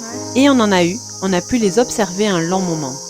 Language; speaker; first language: French; native; French